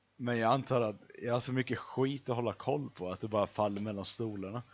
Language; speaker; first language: Swedish; native; Swedish